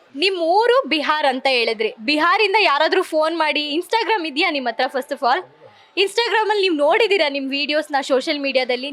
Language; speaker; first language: Kannada; native; Kannada